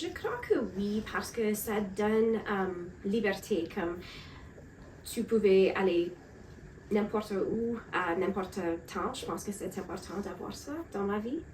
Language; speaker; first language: French; non-native, local second language; English